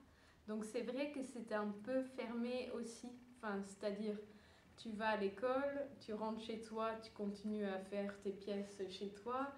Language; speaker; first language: French; early bilingual, other home language; Dutch